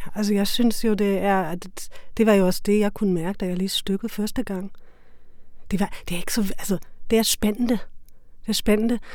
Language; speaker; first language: Danish; non-native, fluent; German